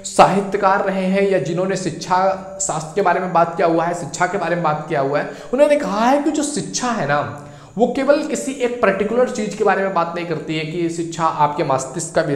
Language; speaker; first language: Hindi; native; Hindi